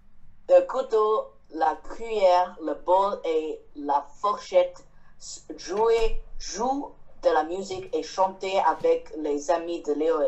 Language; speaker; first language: French; non-native, learner; Chinese